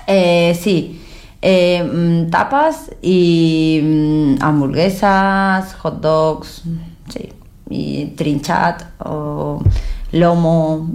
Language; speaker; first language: Catalan; non-native, learner; Spanish